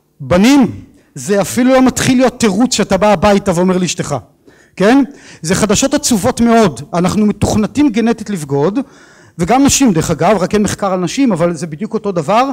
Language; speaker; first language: Hebrew; native; Hebrew